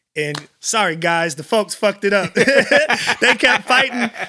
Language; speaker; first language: English; native; English